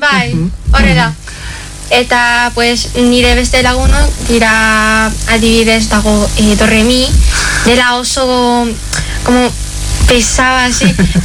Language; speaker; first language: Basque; non-native, local second language; Spanish